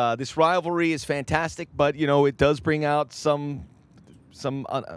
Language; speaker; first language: English; native; English